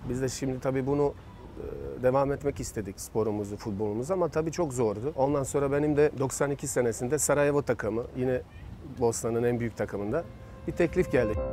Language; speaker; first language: Turkish; non-native, fluent; Bosnian